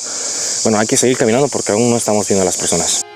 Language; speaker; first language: Spanish; native; Spanish